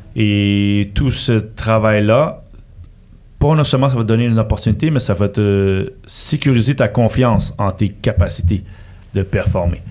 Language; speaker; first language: French; native; French